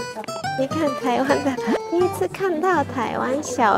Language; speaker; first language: Chinese; non-native, fluent; Japanese